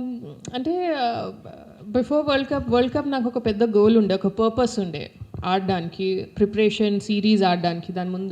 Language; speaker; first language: Telugu; non-native, local second language; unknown